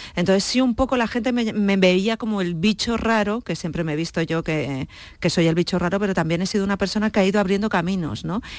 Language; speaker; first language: Spanish; native; Spanish